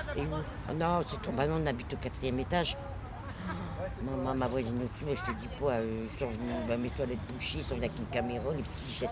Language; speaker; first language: French; native; French